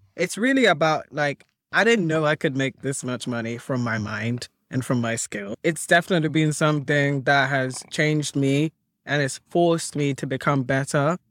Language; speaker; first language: English; early bilingual, other home language; Akan